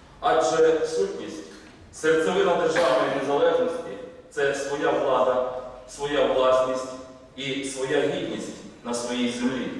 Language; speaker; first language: Ukrainian; native; Ukrainian